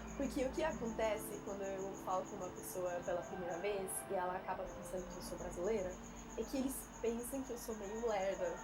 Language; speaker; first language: Portuguese; non-native, fluent; Swiss German